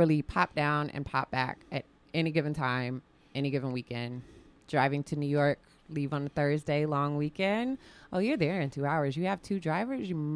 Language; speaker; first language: English; native; English